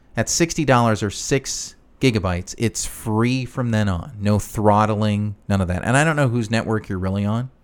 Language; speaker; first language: English; native; English